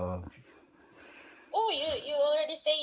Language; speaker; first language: English; non-native, local second language; Cebuano